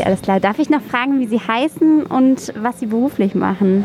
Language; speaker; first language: German; native; German